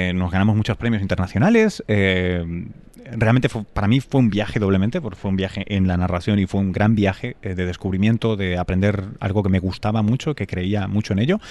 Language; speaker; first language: Spanish; native; Spanish